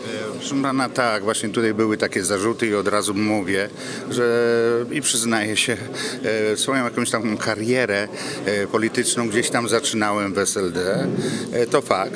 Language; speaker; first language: Polish; native; Polish